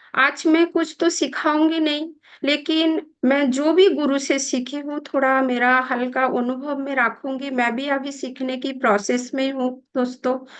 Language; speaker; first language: Hindi; non-native, local second language; Bangla